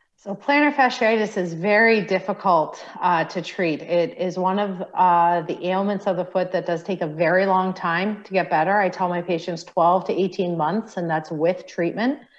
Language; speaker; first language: English; native; English